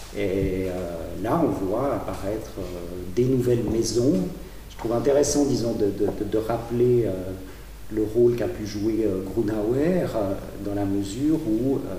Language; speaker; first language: French; native; French